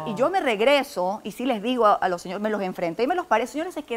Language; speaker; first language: Spanish; native; Spanish